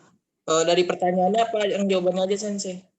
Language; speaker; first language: Indonesian; native; Indonesian